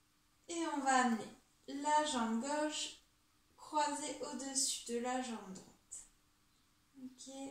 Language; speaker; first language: French; native; French